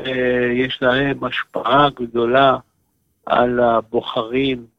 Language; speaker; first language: Hebrew; non-native, fluent; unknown